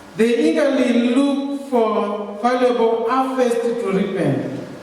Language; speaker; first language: English; non-native, local second language; Swahili